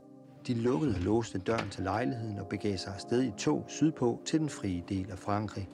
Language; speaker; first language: Danish; native; Danish